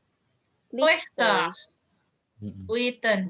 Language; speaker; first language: Dutch; non-native, learner; Indonesian